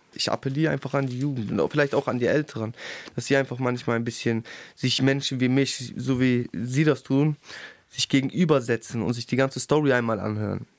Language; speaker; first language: German; early bilingual, other home language; Russian